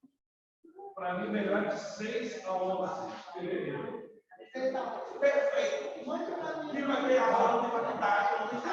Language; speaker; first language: Portuguese; native; Portuguese